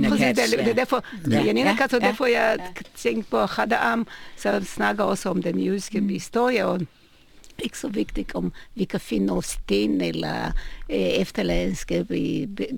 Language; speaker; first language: Danish; non-native, fluent; Hebrew